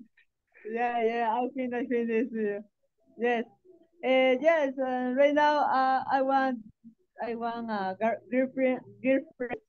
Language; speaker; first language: English; non-native, learner; Spanish